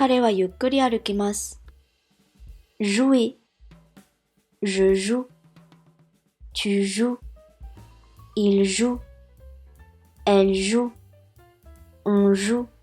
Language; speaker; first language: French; non-native, fluent; Japanese